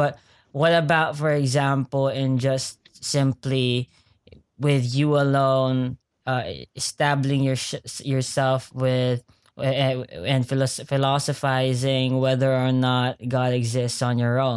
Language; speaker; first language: English; non-native, local second language; Filipino